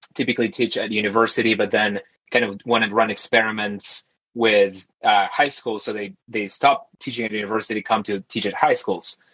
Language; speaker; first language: English; early bilingual, other home language; Spanish